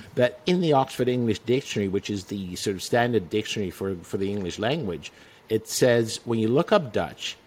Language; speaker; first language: English; non-native, fluent; Dutch